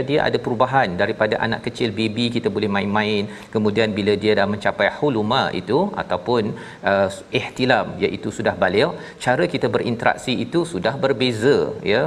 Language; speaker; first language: Malay; native; Malay